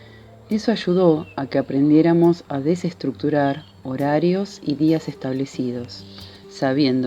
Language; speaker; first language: Spanish; native; Spanish